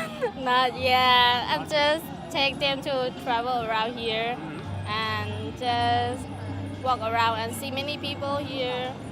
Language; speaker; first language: English; non-native, learner; Hmong